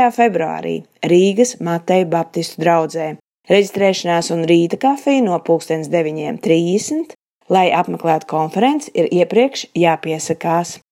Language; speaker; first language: Latvian; native; Latvian